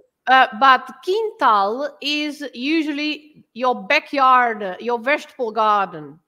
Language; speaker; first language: English; non-native, fluent; Portuguese